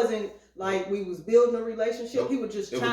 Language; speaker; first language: English; native; English